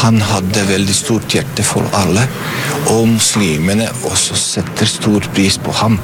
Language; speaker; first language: Norwegian; non-native, fluent; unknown